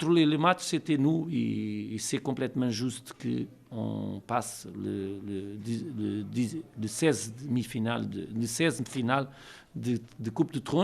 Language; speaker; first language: French; non-native, learner; Portuguese